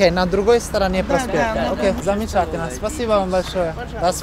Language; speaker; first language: Russian; non-native, learner; Italian